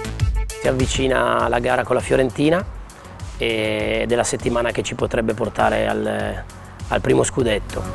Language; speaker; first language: Italian; native; Italian